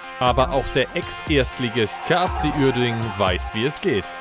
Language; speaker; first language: German; native; German